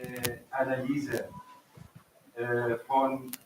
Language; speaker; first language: German; non-native, learner; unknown